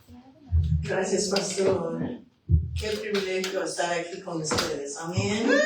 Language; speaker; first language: Spanish; non-native, fluent; English